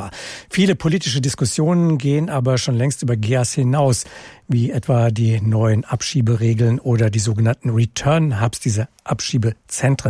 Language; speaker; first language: German; native; German